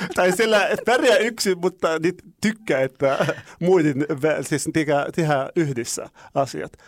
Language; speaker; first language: Finnish; non-native, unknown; Arabic